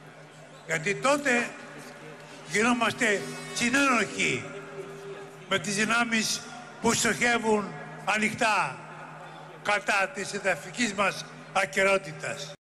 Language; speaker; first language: Greek; native; Greek